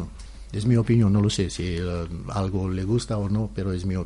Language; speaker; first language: Spanish; non-native, learner; Romanian